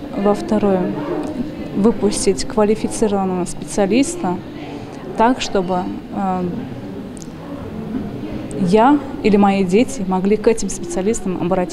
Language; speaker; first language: Russian; native; Russian